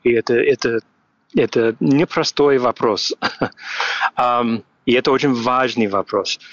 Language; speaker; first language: Russian; non-native, fluent; English